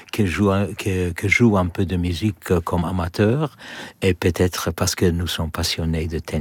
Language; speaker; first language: French; non-native, learner; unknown